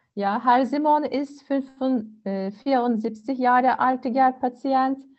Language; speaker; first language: German; non-native, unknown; Turkish